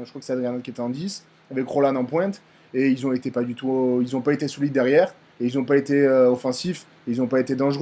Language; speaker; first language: French; native; French